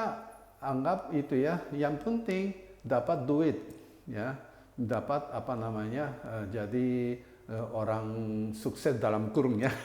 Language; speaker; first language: Indonesian; non-native, fluent; Japanese